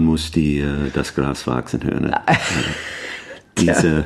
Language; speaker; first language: German; non-native, learner; English